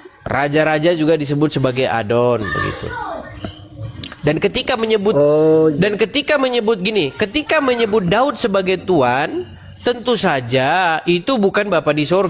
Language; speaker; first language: Indonesian; native; Indonesian